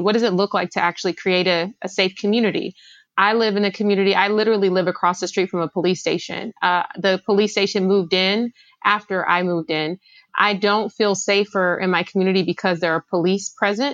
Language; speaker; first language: English; native; English